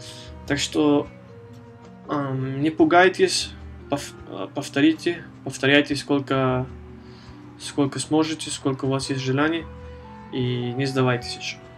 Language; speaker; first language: Russian; non-native, fluent; Spanish